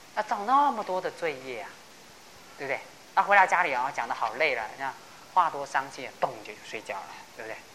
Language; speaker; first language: Chinese; non-native, local second language; Hakka Chinese